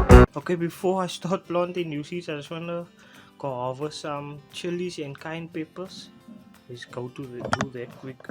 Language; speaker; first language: English; native; English